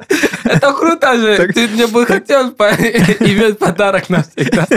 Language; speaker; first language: Russian; non-native, learner; English